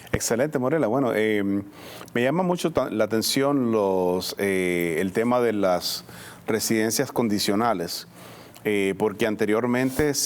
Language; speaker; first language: Spanish; native; Spanish